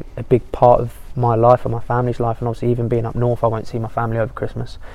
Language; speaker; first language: English; native; English